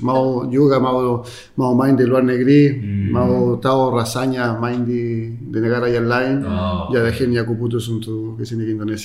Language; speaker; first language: Indonesian; non-native, fluent; Spanish